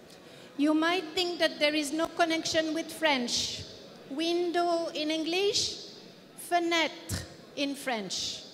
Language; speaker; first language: English; non-native, fluent; French